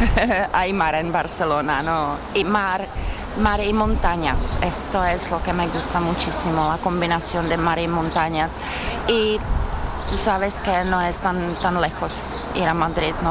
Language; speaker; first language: Spanish; non-native, fluent; Czech